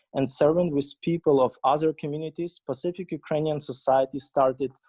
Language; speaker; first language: English; non-native, fluent; Ukrainian